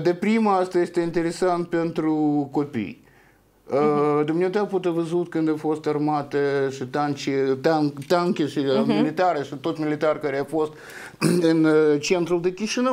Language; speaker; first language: Romanian; non-native, local second language; Russian